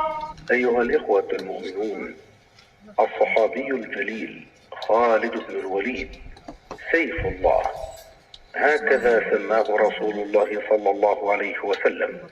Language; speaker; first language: Arabic; native; Arabic